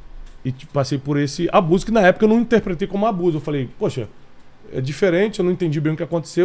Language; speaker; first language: Portuguese; native; Portuguese